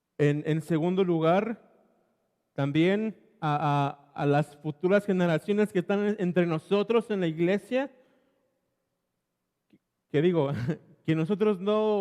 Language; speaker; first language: Spanish; native; Spanish